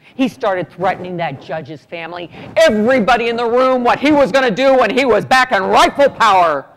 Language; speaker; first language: English; native; English